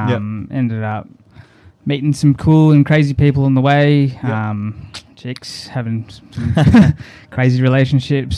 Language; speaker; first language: English; native; English